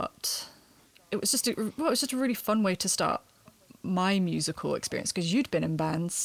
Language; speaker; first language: English; native; English